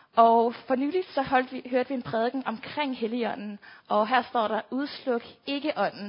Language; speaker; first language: Danish; native; Danish